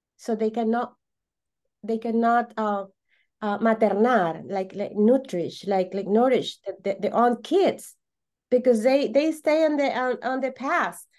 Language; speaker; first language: English; non-native, fluent; Spanish